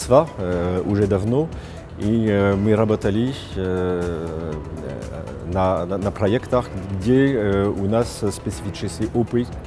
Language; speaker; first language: Russian; non-native, fluent; French